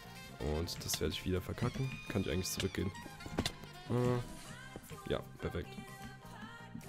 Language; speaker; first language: German; native; German